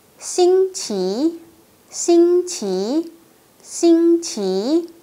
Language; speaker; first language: Chinese; non-native, fluent; Indonesian